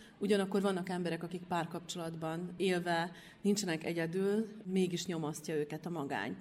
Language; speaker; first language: Hungarian; native; Hungarian